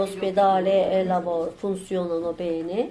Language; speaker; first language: Italian; non-native, learner; Turkish